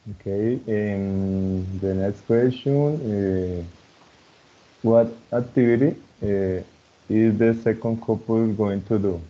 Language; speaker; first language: English; non-native, fluent; Spanish